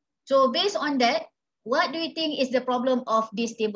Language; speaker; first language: English; non-native, local second language; Malay